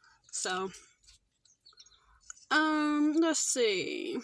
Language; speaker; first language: English; native; English